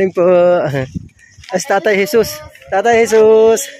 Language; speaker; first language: Filipino; native; Filipino